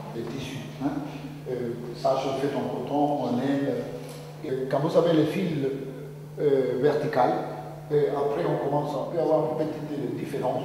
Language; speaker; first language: French; non-native, fluent; Spanish